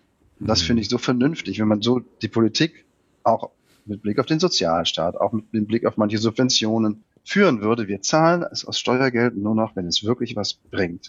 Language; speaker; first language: German; native; German